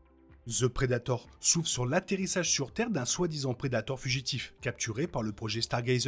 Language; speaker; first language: French; native; French